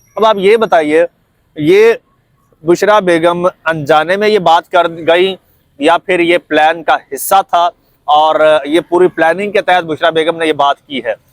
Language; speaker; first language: Urdu; non-native, local second language; Punjabi